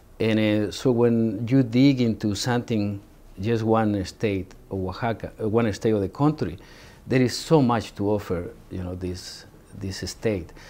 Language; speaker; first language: English; non-native, fluent; Spanish